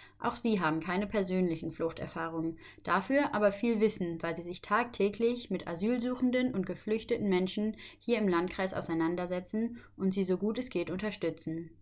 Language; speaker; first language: German; native; German